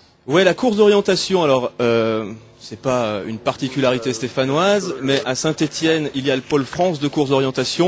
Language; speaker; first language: French; native; French